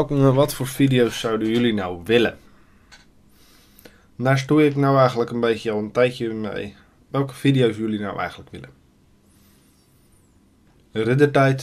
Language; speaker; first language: Dutch; native; Dutch